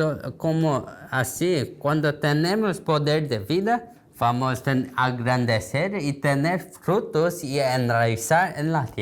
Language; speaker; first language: Spanish; non-native, learner; Korean